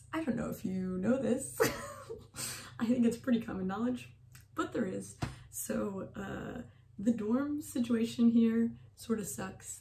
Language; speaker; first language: English; native; English